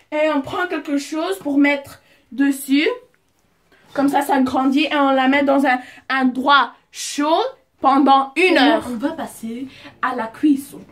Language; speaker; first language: French; non-native, learner; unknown